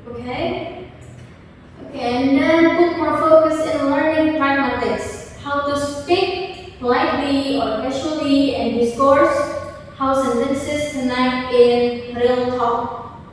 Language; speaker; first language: English; non-native, fluent; Indonesian